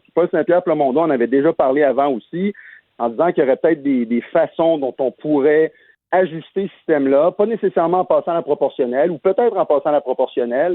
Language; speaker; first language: French; native; French